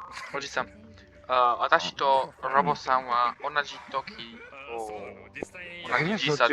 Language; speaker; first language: Japanese; non-native, learner; Romanian